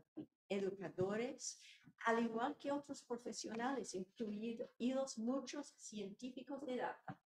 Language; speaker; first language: Spanish; non-native, fluent; English